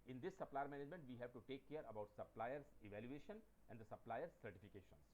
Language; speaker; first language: English; non-native, local second language; Hindi